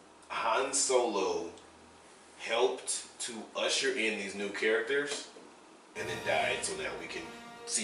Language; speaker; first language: English; native; English